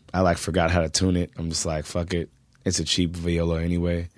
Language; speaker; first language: English; native; English